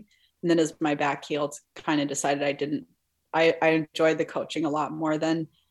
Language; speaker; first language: English; native; English